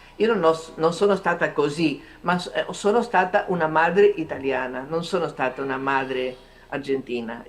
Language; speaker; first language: Italian; early bilingual, heritage; Italian